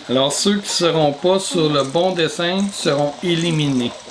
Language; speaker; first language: French; native; French